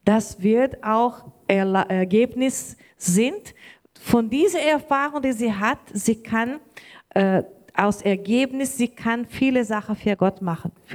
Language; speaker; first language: German; non-native, learner; Portuguese